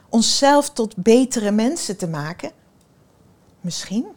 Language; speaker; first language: Dutch; early bilingual, other home language; Swedish